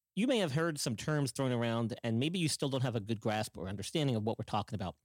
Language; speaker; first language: English; native; English